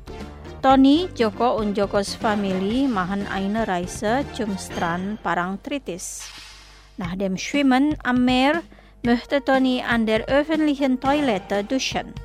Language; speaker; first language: German; non-native, fluent; Indonesian